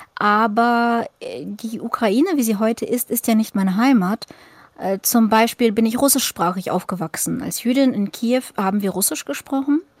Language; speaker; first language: German; early bilingual, other home language; Russian